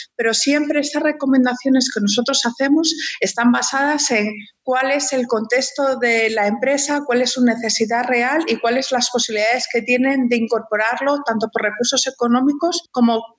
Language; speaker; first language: Spanish; native; Spanish